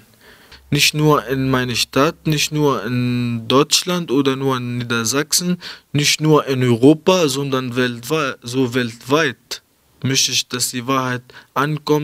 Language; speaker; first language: German; early bilingual, other home language; Arabic